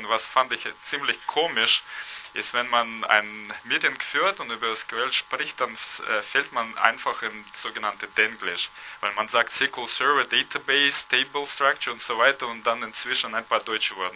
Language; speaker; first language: German; non-native, fluent; Russian